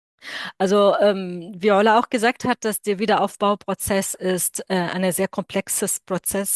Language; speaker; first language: German; non-native, fluent; Arabic